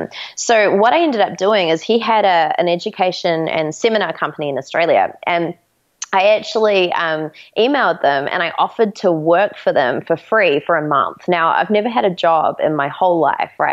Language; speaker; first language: English; native; English